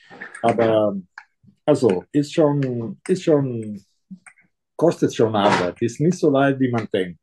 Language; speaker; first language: German; non-native, local second language; Italian